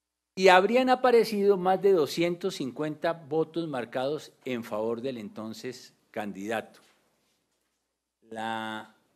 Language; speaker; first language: Spanish; native; Spanish